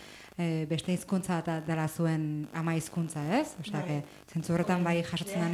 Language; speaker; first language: Basque; native; Basque